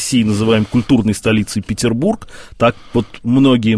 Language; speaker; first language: Russian; native; Russian